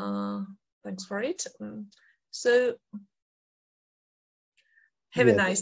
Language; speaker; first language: English; non-native, fluent; Georgian